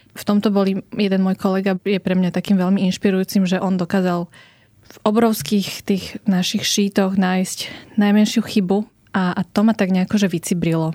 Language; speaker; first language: Slovak; native; Slovak